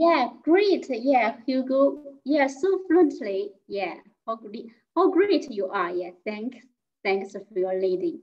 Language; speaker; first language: English; non-native, fluent; Chinese